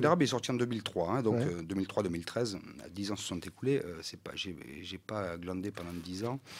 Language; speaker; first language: French; native; French